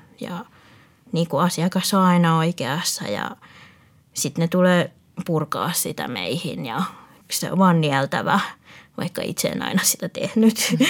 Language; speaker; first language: Finnish; early bilingual, other home language; Vietnamese